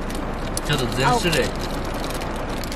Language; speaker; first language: Japanese; early bilingual, other home language; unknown